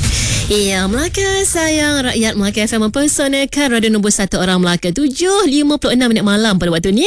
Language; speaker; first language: Malay; native; Malay